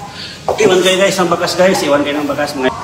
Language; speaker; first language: Filipino; native; Filipino